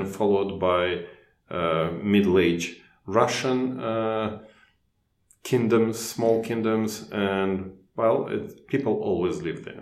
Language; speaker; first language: English; non-native, fluent; Russian